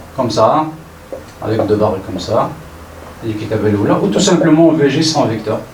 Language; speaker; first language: French; non-native, local second language; Arabic